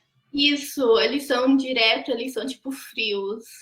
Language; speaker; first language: Portuguese; early bilingual, heritage; Portuguese